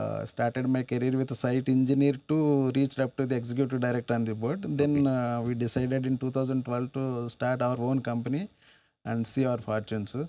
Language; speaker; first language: English; non-native, local second language; Telugu